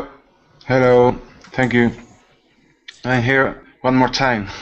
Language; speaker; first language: English; non-native, learner; Spanish